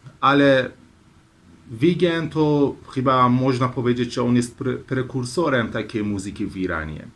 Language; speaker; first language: Polish; non-native, learner; Persian